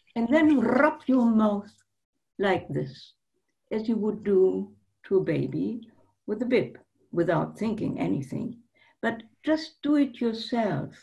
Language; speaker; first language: English; non-native, fluent; German